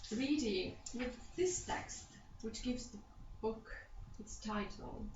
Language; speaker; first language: English; non-native, fluent; Romanian